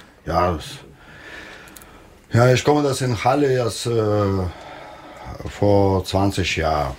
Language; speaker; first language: German; non-native, learner; Russian